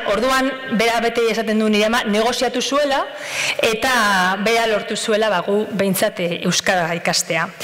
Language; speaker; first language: Basque; non-native, local second language; Spanish